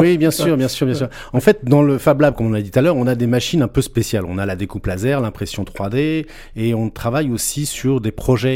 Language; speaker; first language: French; native; French